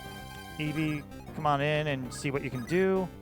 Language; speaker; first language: English; native; English